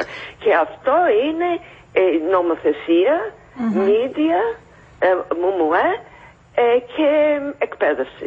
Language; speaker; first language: Greek; non-native, fluent; English